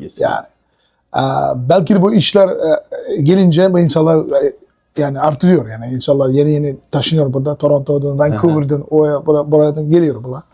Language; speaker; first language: Turkish; non-native, learner; Uyghur